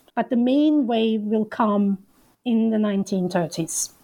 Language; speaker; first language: English; non-native, fluent; Turkish